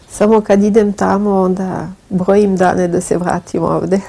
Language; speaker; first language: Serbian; non-native, fluent; French